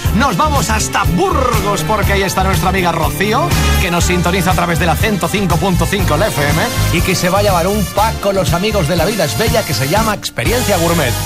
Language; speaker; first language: Spanish; native; Spanish